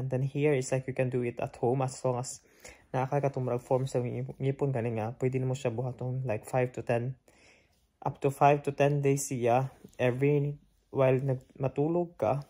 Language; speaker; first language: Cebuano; non-native, local second language; Filipino